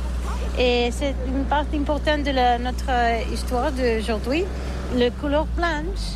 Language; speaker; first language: French; non-native, learner; Catalan